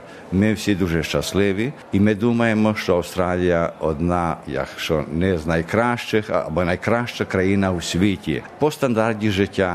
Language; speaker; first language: Ukrainian; early bilingual, heritage; Ukrainian